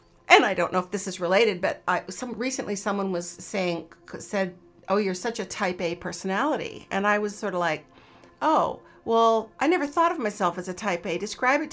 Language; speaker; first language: English; native; English